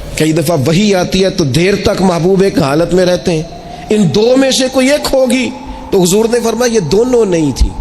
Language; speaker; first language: Urdu; non-native, local second language; Punjabi